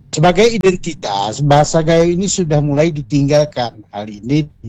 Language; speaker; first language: Indonesian; non-native, local second language; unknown